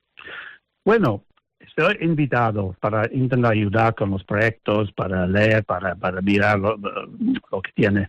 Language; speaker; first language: Spanish; non-native, fluent; English